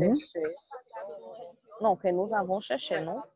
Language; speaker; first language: French; non-native, learner; Portuguese